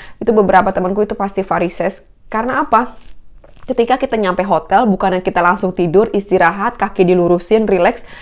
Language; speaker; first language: Indonesian; native; Indonesian